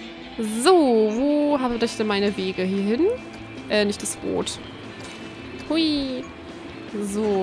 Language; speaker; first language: German; native; German